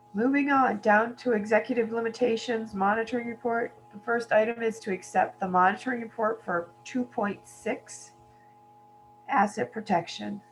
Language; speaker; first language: English; native; English